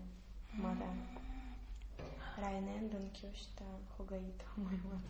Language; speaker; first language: Japanese; non-native, learner; Russian